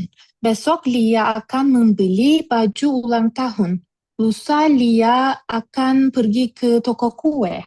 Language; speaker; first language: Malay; non-native, learner; Turkish